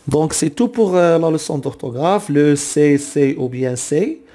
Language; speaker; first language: French; non-native, local second language; Arabic